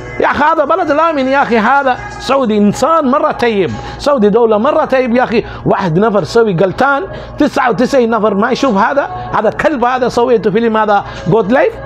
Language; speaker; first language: Arabic; non-native, learner; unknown